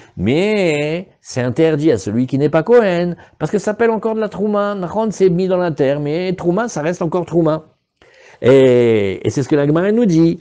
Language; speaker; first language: French; native; French